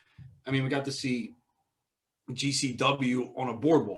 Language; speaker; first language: English; native; English